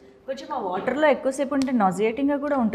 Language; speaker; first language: Telugu; native; Telugu